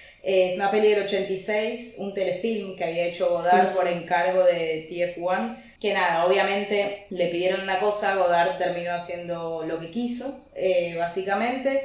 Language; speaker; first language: Spanish; native; Spanish